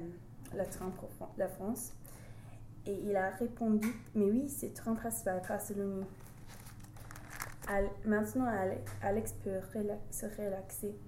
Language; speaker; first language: French; non-native, learner; English